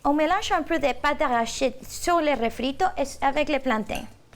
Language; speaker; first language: French; non-native, fluent; Spanish